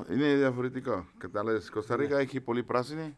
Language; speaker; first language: Greek; non-native, fluent; Spanish